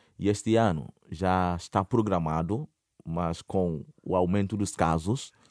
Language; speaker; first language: Portuguese; non-native, fluent; Akan